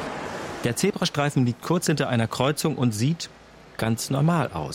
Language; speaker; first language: German; native; German